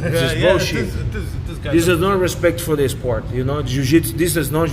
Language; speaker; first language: English; non-native, learner; Portuguese